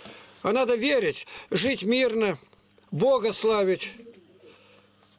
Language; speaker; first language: Russian; native; Russian